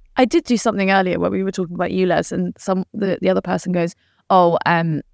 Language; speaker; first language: English; early bilingual, other home language; Italian